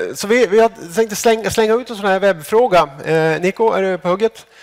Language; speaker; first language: Swedish; native; Swedish